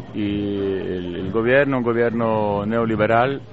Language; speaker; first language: Spanish; native; Spanish